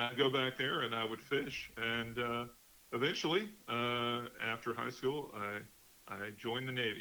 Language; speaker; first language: English; native; English